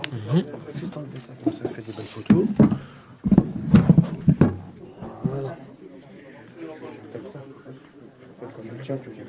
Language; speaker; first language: French; native; French